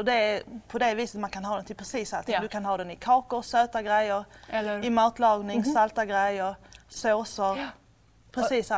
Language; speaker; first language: Swedish; native; Swedish